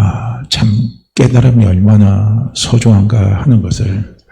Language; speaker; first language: Korean; native; Korean